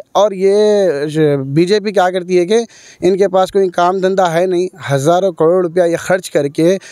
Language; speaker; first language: Hindi; non-native, local second language; Urdu